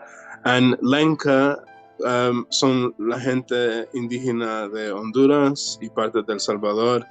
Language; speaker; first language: Spanish; early bilingual, heritage; Spanish